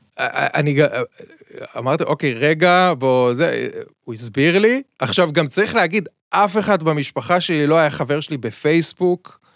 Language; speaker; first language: Hebrew; native; Hebrew